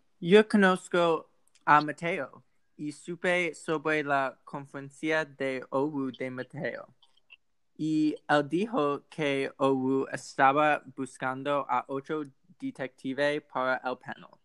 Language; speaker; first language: Spanish; non-native, learner; English